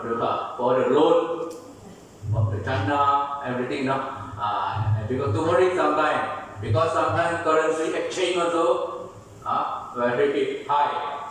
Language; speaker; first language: English; non-native, learner; Thai